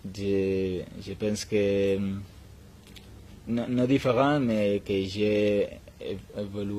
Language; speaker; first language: French; non-native, learner; Spanish